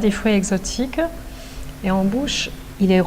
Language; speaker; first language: French; native; French